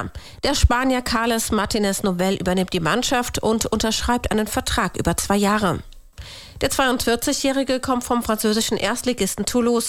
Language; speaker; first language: German; native; German